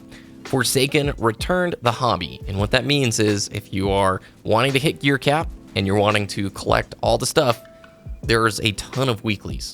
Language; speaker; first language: English; native; English